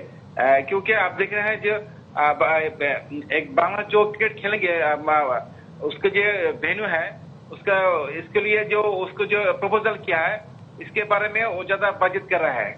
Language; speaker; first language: Hindi; non-native, learner; Bangla